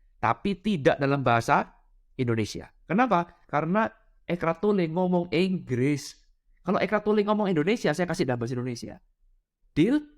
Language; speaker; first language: Indonesian; non-native, local second language; Madurese